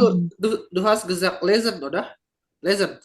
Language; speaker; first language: German; non-native, learner; Indonesian